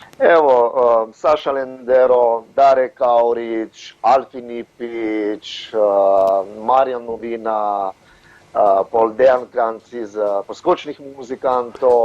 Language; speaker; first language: Slovenian; native; Slovenian